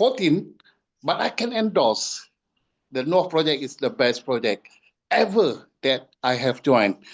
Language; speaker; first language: English; non-native, fluent; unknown